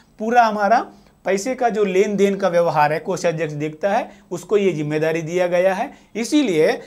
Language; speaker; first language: Hindi; non-native, local second language; Telugu